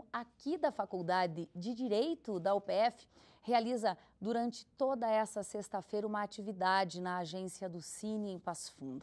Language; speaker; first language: Portuguese; native; Portuguese